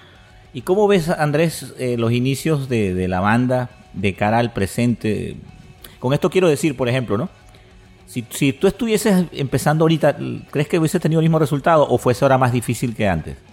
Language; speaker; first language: Spanish; native; Spanish